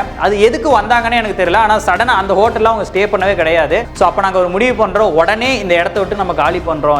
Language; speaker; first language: Tamil; native; Tamil